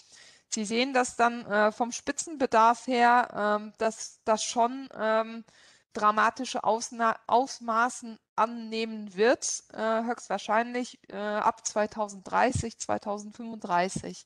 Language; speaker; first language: German; non-native, local second language; Luxembourgish